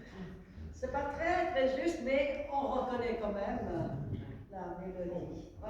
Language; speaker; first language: French; non-native, fluent; Vietnamese